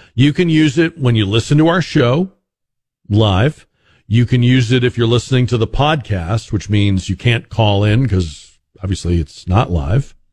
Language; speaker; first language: English; native; English